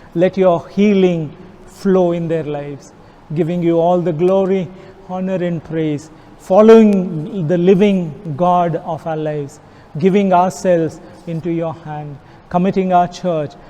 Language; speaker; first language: English; non-native, local second language; Kannada